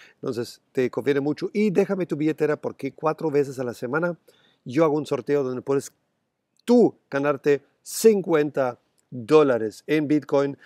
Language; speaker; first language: Spanish; non-native, fluent; German